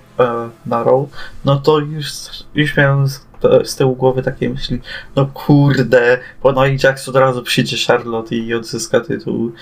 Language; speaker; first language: Polish; native; Polish